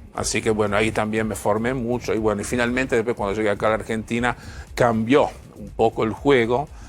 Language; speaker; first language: Spanish; non-native, fluent; Italian